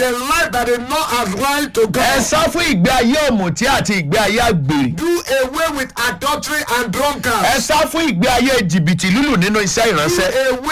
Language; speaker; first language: English; non-native, local second language; Yoruba